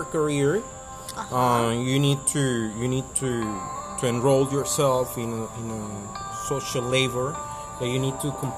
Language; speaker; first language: English; non-native, fluent; Spanish